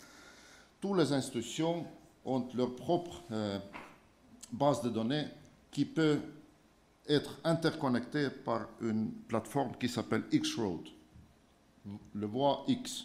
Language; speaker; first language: French; non-native, fluent; Estonian